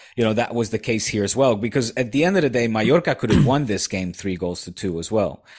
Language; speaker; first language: English; non-native, fluent; Dutch